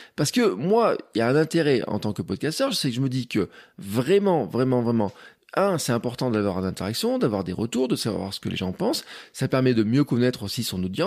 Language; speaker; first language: French; native; French